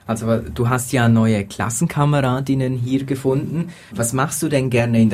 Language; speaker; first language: German; native; German